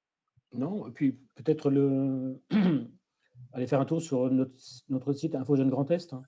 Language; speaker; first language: French; native; French